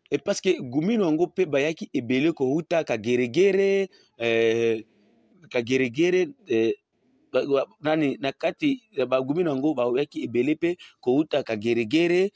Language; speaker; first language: Lingala; non-native, local second language; Swahili